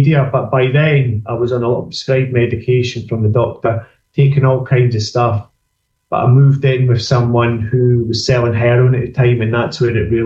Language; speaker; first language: English; native; English